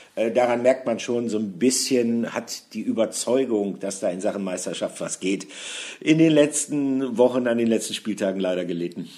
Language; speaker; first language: German; native; German